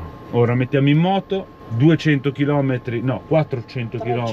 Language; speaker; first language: Italian; native; Italian